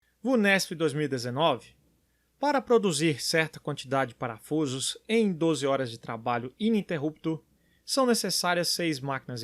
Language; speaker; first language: Portuguese; native; Portuguese